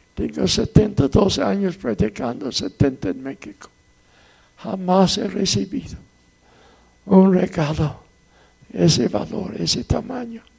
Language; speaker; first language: Spanish; non-native, fluent; English